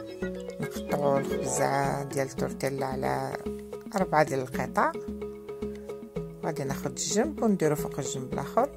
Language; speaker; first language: Arabic; native; Arabic